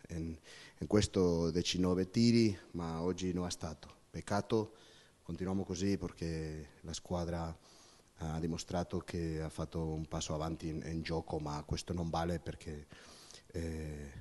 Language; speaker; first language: Italian; non-native, fluent; Spanish